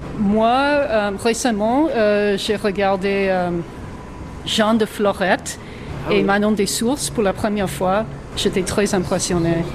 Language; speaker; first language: French; non-native, fluent; English